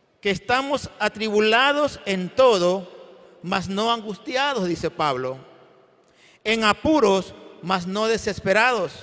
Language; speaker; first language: Spanish; native; Spanish